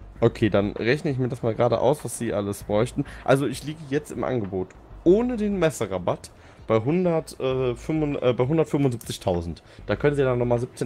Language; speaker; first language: German; native; German